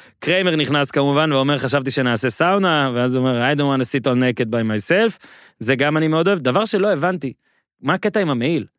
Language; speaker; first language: Hebrew; native; Hebrew